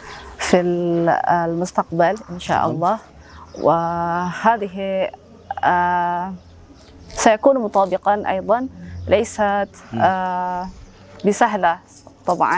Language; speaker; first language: Arabic; non-native, fluent; Indonesian